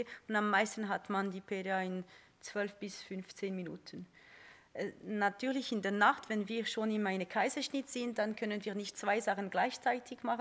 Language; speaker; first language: German; non-native, fluent; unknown